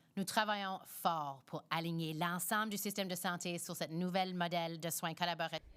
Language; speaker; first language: French; non-native, local second language; English